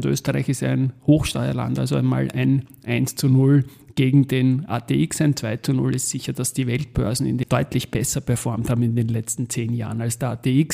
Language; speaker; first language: German; native; German